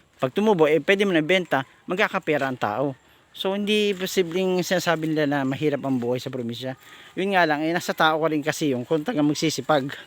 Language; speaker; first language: Filipino; non-native, local second language; Bikol